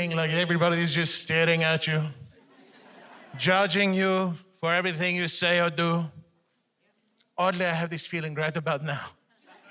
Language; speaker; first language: English; non-native, fluent; Persian